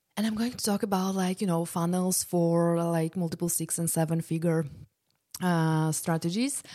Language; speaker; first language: English; non-native, fluent; Polish